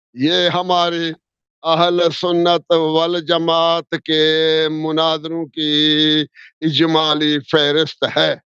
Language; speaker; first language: Urdu; non-native, local second language; Sindhi